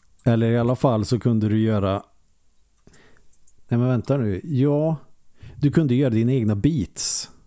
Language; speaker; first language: Swedish; native; Swedish